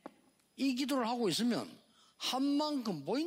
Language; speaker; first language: Korean; native; Korean